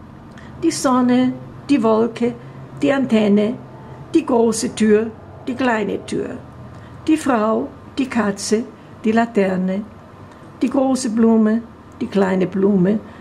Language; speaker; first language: German; non-native, fluent; Portuguese